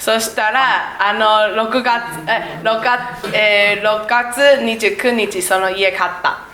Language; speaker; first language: Japanese; non-native, learner; Chinese